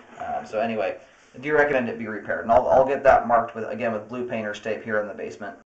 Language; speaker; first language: English; native; English